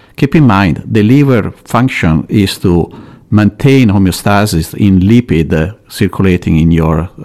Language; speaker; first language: English; non-native, fluent; Italian